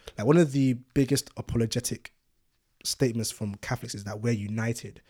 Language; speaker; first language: English; early bilingual, other home language; Yoruba